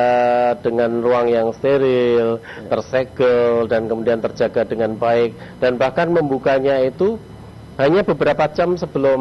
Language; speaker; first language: Indonesian; native; Indonesian